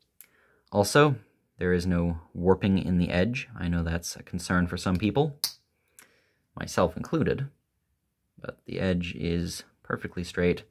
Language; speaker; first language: English; native; English